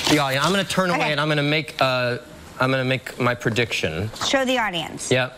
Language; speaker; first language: English; native; English